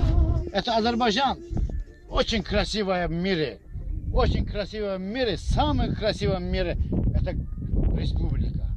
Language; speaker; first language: Russian; non-native, fluent; Azerbaijani